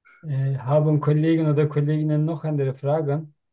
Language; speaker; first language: German; non-native, learner; Turkish